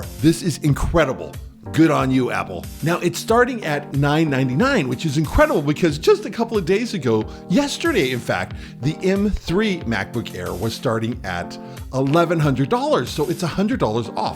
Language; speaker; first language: English; native; English